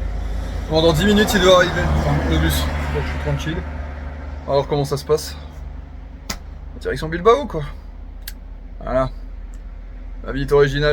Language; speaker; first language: French; native; French